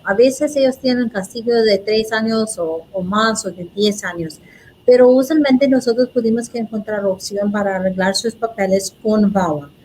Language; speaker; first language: Spanish; non-native, learner; English